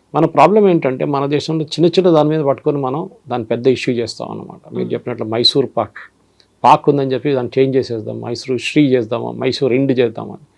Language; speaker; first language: Telugu; non-native, fluent; Malayalam